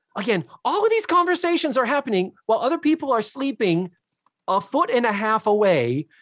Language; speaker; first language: English; native; English